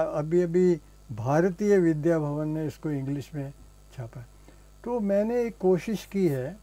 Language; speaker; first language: Hindi; native; Hindi